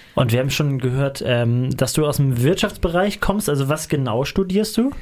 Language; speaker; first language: German; native; German